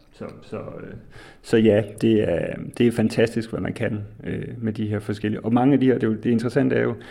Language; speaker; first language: Danish; native; Danish